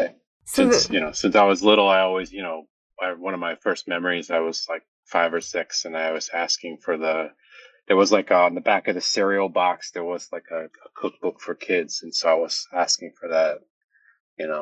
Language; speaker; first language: English; native; English